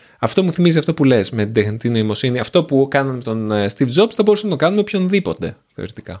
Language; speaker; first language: Greek; native; Greek